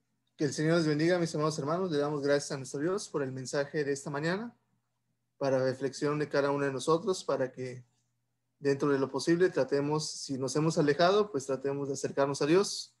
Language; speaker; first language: Spanish; native; Spanish